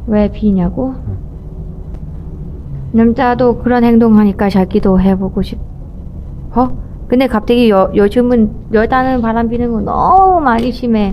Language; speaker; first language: Korean; non-native, learner; Thai